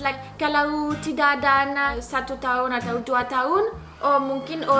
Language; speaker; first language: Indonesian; non-native, learner; English